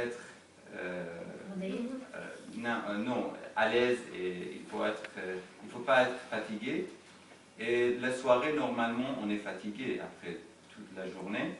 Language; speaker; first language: French; non-native, fluent; Arabic